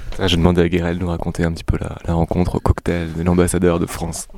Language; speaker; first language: French; native; French